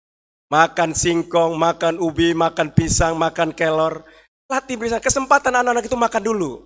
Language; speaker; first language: Indonesian; native; Indonesian